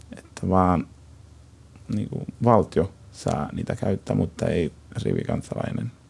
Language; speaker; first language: Finnish; non-native, fluent; Spanish